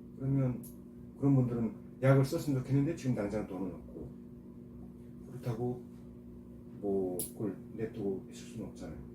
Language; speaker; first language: Korean; native; Korean